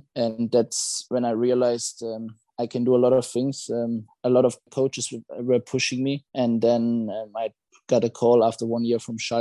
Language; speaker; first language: English; non-native, fluent; German